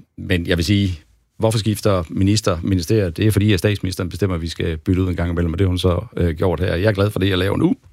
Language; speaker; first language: Danish; native; Danish